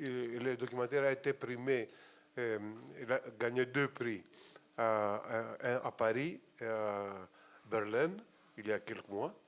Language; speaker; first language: French; non-native, fluent; Greek